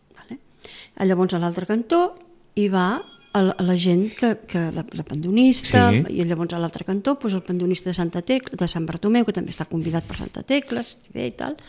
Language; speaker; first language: Catalan; native; Catalan